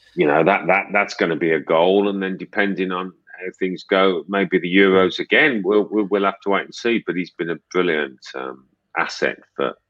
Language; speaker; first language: English; native; English